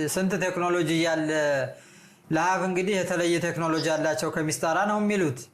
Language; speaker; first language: Amharic; native; Amharic